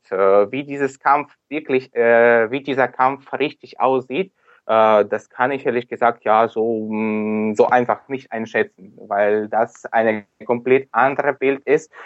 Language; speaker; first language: German; non-native, fluent; Ukrainian